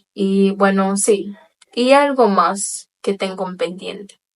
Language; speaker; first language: Spanish; non-native, local second language; Haitian Creole